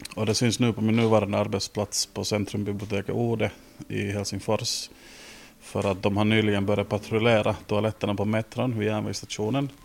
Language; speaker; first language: Swedish; native; Swedish